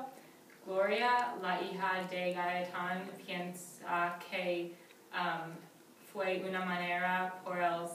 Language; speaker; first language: Spanish; non-native, learner; English